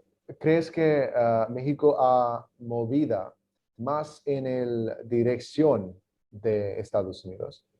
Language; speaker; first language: Spanish; non-native, learner; English